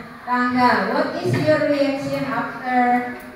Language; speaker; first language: English; non-native, learner; Indonesian